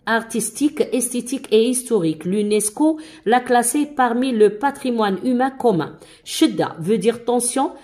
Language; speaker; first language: French; non-native, local second language; Arabic